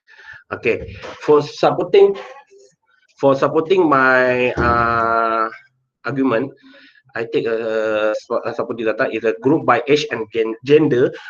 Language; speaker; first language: English; non-native, local second language; Malay